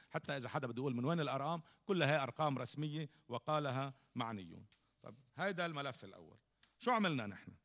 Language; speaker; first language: Arabic; native; Arabic